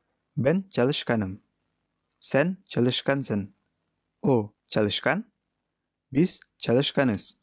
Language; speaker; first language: Turkish; non-native, fluent; Indonesian